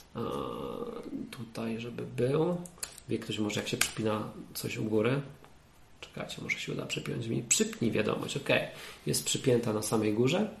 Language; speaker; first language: Polish; native; Polish